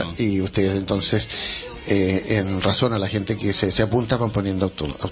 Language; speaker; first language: Spanish; native; Spanish